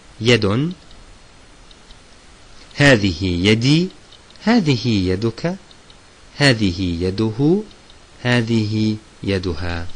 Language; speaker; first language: Arabic; non-native, fluent; Turkish